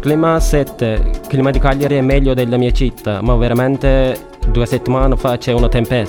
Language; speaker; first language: Italian; non-native, learner; Turkish